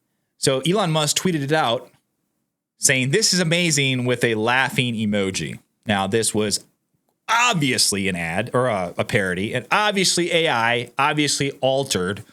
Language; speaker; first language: English; native; English